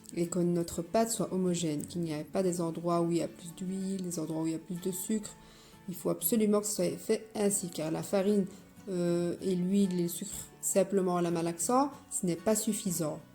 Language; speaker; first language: French; non-native, local second language; Arabic